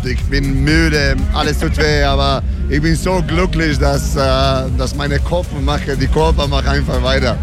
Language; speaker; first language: German; non-native, learner; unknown